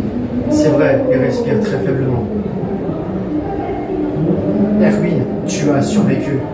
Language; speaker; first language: French; native; French